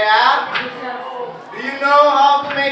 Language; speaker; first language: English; non-native, fluent; Indonesian